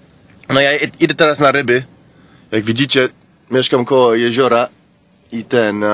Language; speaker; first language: Polish; early bilingual, heritage; Polish